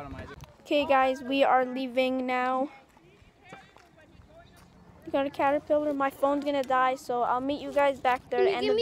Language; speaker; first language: English; native; English